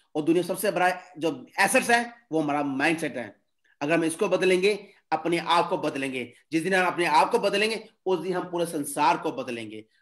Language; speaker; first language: Hindi; native; Hindi